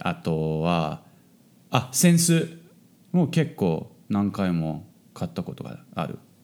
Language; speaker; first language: Japanese; non-native, fluent; English